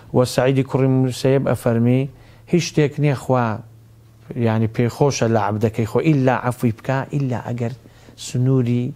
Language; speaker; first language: Central Kurdish; native; Central Kurdish